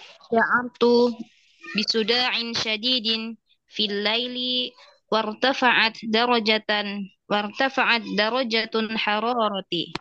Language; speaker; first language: Arabic; non-native, learner; Indonesian